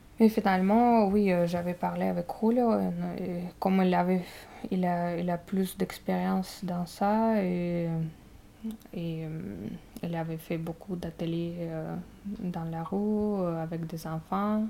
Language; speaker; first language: French; non-native, fluent; Russian